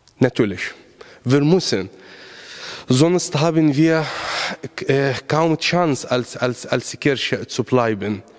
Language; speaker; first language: German; non-native, fluent; Arabic